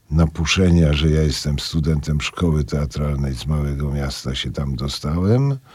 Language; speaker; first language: Polish; native; Polish